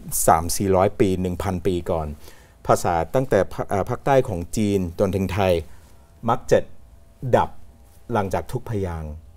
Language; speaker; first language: Thai; non-native, fluent; English